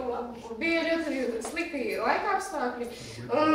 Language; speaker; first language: Latvian; non-native, local second language; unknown